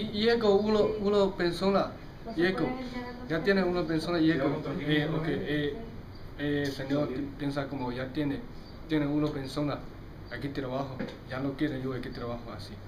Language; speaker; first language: Spanish; non-native, learner; Chinese